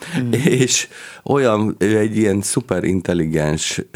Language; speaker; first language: Hungarian; native; Hungarian